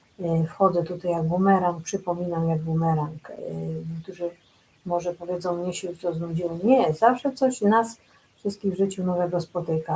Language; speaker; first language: Polish; native; Polish